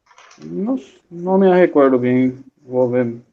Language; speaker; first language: Spanish; non-native, learner; Portuguese